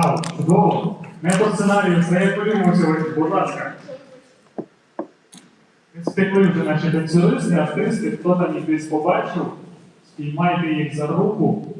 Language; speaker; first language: Ukrainian; native; Ukrainian